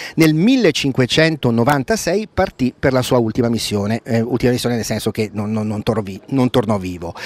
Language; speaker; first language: Italian; native; Italian